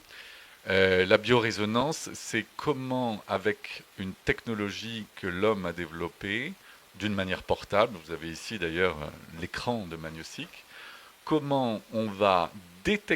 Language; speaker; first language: French; native; French